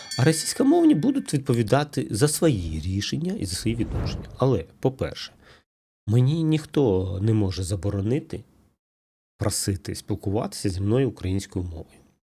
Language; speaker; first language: Ukrainian; non-native, local second language; Russian